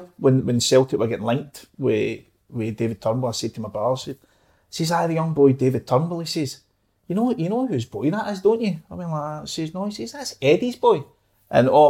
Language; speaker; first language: English; native; English